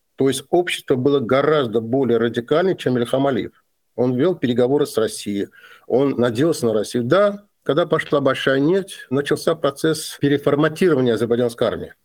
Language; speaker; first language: Russian; non-native, local second language; Azerbaijani